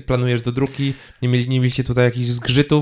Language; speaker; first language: Polish; native; Polish